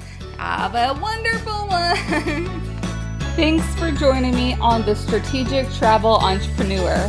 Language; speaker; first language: English; native; English